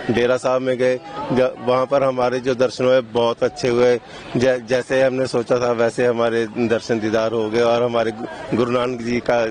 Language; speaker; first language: Urdu; non-native, local second language; Punjabi